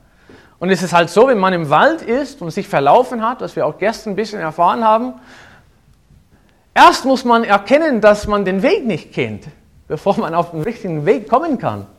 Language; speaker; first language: German; non-native, fluent; English